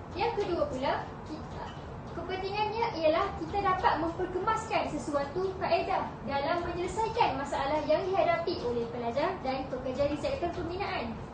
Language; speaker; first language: Malay; native; Malay